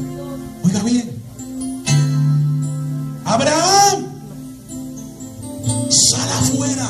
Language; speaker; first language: Spanish; native; Spanish